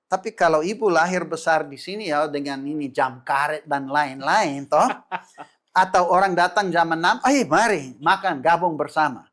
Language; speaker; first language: Indonesian; non-native, fluent; English